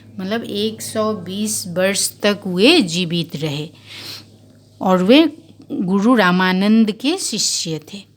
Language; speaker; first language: Hindi; non-native, local second language; Assamese